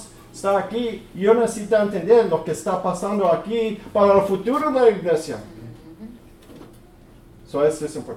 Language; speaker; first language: Spanish; early bilingual, heritage; English